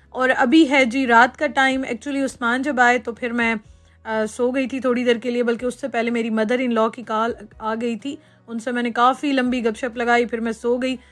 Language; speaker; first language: Urdu; native; Urdu